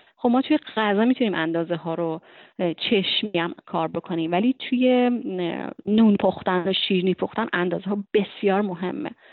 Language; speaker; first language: Persian; native; Persian